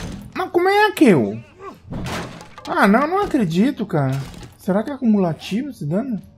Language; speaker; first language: Portuguese; native; Portuguese